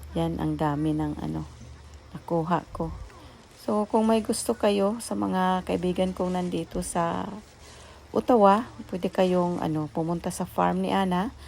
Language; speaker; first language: Filipino; non-native, local second language; Cebuano